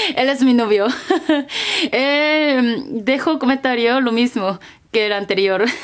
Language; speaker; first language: Spanish; non-native, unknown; Korean